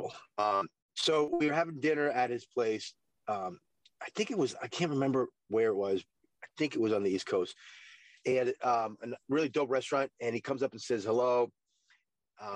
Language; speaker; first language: English; native; English